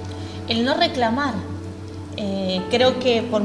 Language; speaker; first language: Spanish; native; Spanish